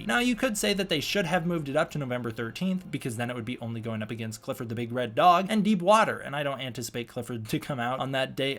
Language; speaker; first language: English; native; English